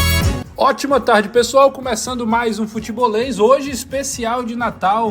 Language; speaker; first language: Portuguese; native; Portuguese